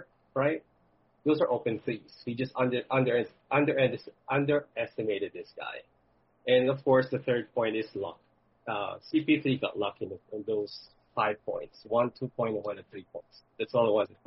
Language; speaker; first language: English; non-native, local second language; Filipino